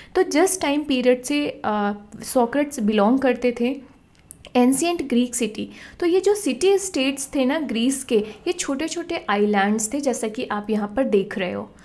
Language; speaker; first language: Hindi; native; Hindi